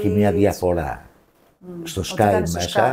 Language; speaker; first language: Greek; native; Greek